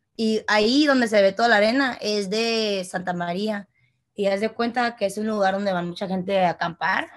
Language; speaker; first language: Spanish; early bilingual, heritage; Spanish